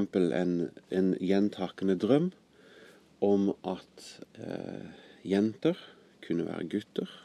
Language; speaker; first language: Norwegian; non-native, fluent; English